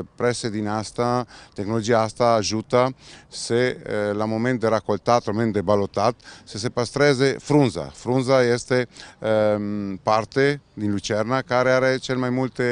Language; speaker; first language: Romanian; non-native, fluent; Italian